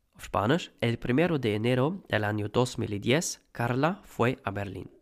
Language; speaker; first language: Spanish; non-native, fluent; German